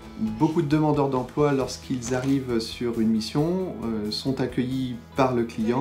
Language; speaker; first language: French; native; French